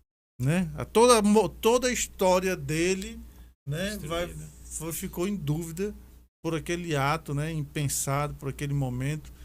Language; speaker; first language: Portuguese; native; Portuguese